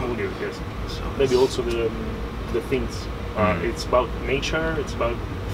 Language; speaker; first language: English; non-native, fluent; Italian